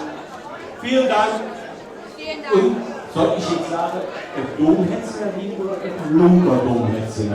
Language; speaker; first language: German; native; German